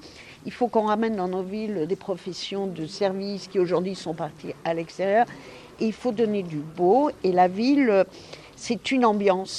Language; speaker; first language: French; native; French